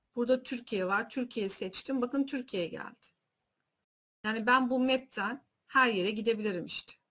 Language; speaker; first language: Turkish; early bilingual, heritage; Turkish